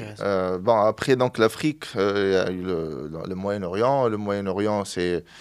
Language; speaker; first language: French; non-native, local second language; Arabic